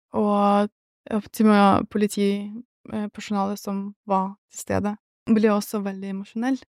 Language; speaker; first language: Norwegian; early bilingual, other home language; Russian